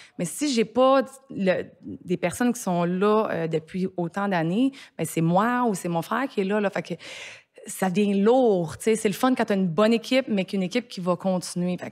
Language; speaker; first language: French; native; French